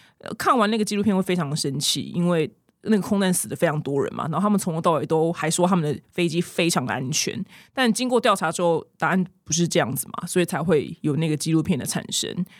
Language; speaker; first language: Chinese; native; Chinese